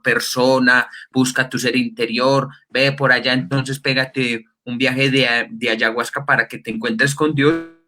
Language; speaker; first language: Spanish; native; Spanish